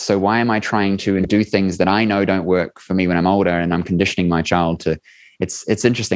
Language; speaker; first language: English; native; English